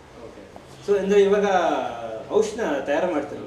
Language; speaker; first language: Kannada; native; Kannada